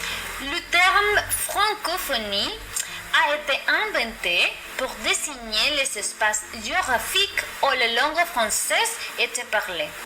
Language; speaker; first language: French; non-native, learner; Spanish